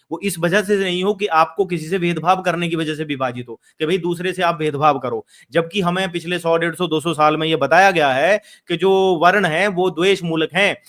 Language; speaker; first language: Hindi; native; Hindi